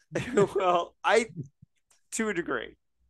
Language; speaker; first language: English; native; English